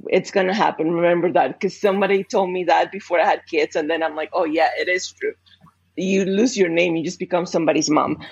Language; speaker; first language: English; non-native, fluent; Spanish